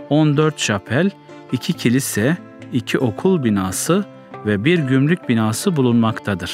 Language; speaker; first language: Turkish; native; Turkish